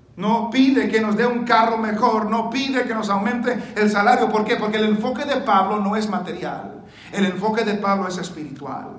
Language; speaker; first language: Spanish; early bilingual, heritage; Spanish